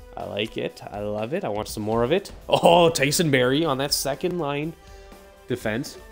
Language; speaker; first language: English; native; English